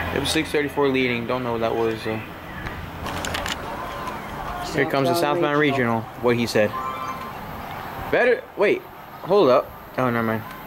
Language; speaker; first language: English; native; English